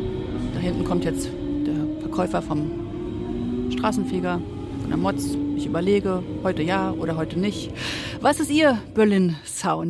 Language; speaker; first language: German; native; German